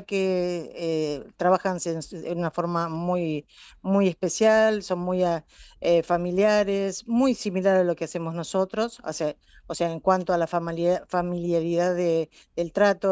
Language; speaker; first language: Spanish; native; Spanish